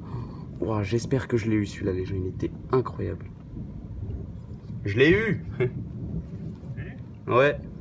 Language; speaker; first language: French; native; French